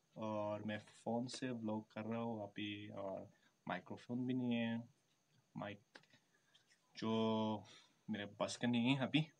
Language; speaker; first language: Hindi; non-native, local second language; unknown